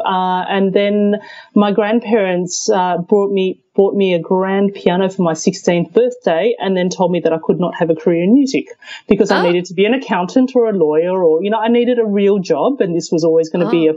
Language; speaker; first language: English; early bilingual, other home language; Cantonese